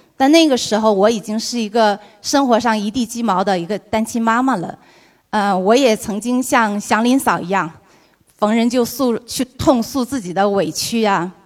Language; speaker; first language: Chinese; native; Chinese